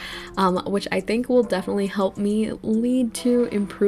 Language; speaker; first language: English; native; English